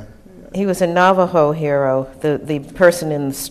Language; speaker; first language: English; native; English